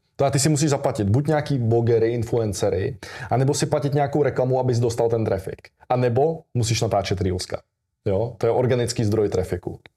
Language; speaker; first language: Czech; early bilingual, other home language; Russian